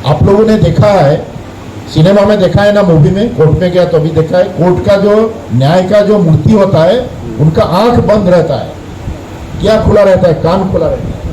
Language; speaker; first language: Hindi; non-native, local second language; Assamese